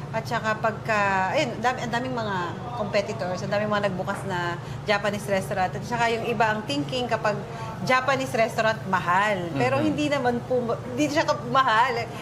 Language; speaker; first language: Filipino; native; Filipino